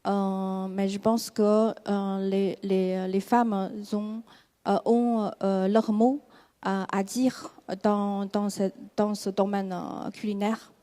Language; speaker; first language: French; non-native, fluent; Chinese